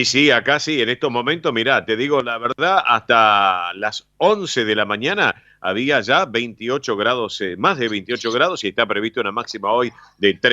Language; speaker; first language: Spanish; native; Spanish